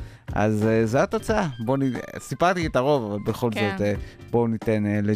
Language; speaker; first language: Hebrew; native; Hebrew